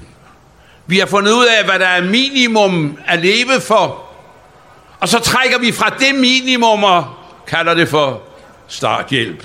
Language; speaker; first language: Danish; native; Danish